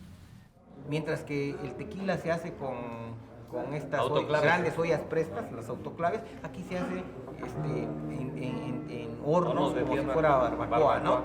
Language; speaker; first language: Spanish; native; Spanish